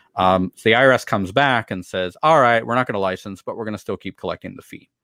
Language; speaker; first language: English; native; English